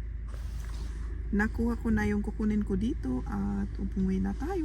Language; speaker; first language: Filipino; non-native, learner; German